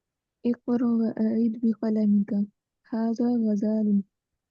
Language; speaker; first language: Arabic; non-native, learner; Urdu